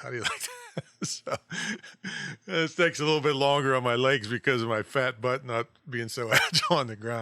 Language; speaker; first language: English; native; English